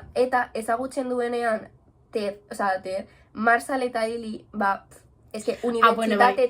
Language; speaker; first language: Basque; non-native, local second language; Spanish